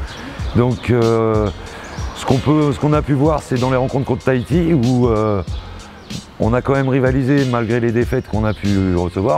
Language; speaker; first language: French; native; French